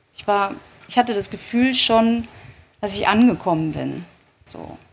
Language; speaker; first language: German; native; German